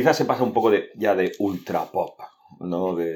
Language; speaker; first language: Spanish; native; Spanish